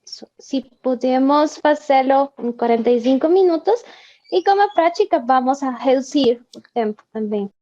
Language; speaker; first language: Portuguese; non-native, fluent; Spanish